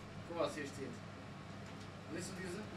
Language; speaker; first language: German; early bilingual, other home language; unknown